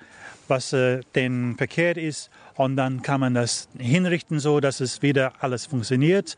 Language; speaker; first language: German; early bilingual, heritage; German